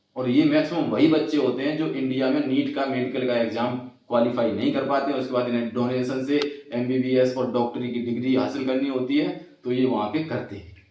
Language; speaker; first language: Hindi; native; Hindi